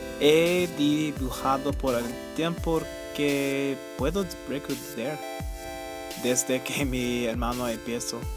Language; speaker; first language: Spanish; early bilingual, heritage; Spanish